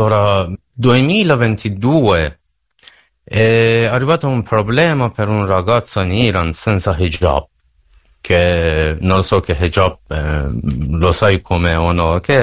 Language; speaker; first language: Italian; non-native, learner; Persian